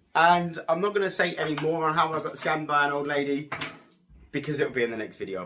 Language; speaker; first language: English; native; English